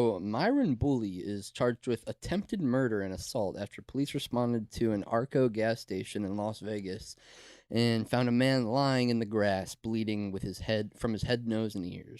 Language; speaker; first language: English; native; English